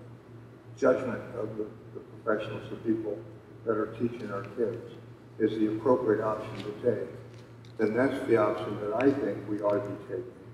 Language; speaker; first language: English; native; English